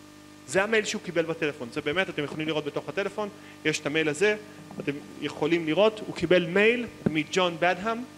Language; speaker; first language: Hebrew; native; Hebrew